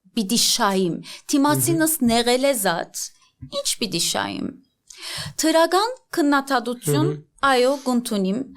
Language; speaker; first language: Armenian; native; Armenian